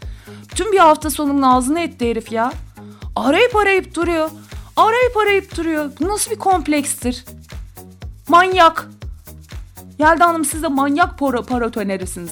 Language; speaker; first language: Turkish; native; Turkish